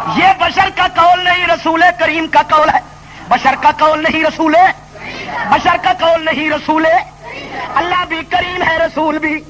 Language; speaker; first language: Urdu; non-native, local second language; Punjabi